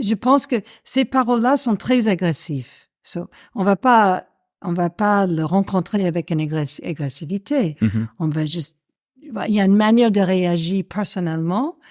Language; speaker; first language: French; non-native, fluent; English